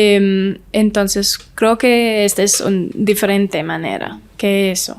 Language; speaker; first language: Spanish; non-native, learner; English